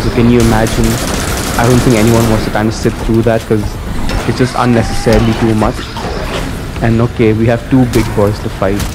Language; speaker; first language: English; native; English